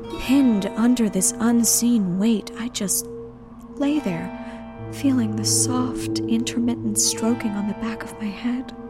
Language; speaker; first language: English; native; English